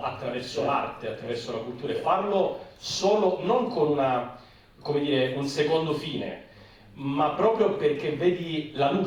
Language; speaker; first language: Italian; native; Italian